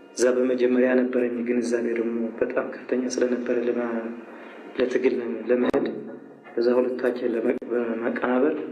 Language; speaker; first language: Amharic; non-native, local second language; Tigrinya